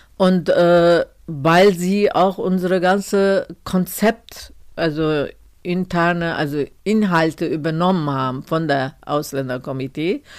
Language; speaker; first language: German; non-native, fluent; Turkish